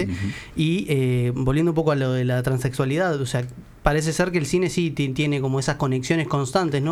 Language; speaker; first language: Spanish; native; Spanish